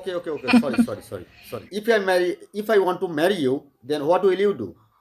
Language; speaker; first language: English; non-native, learner; Bangla